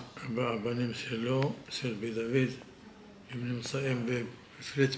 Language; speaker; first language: Hebrew; non-native, fluent; Arabic